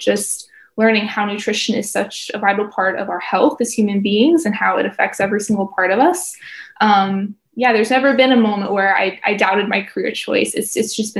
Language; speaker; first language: English; native; English